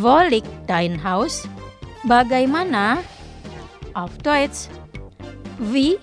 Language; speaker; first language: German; non-native, fluent; Indonesian